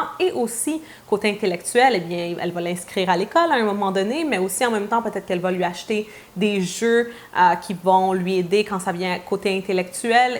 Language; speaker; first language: French; native; French